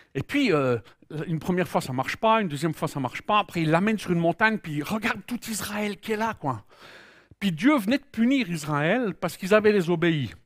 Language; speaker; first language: French; native; French